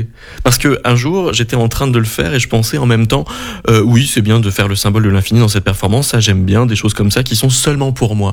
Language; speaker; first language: French; native; French